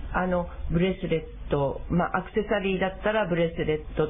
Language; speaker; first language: Japanese; native; Japanese